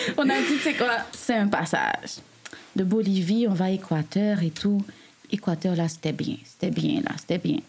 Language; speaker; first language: French; non-native, local second language; Haitian Creole